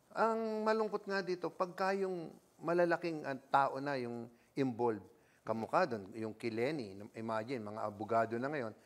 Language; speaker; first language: Filipino; native; Filipino